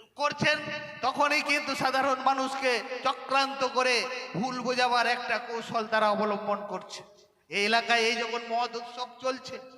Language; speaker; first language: Bangla; non-native, local second language; Santali